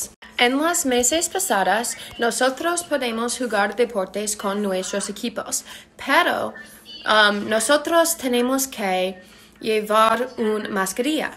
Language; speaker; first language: Spanish; non-native, learner; English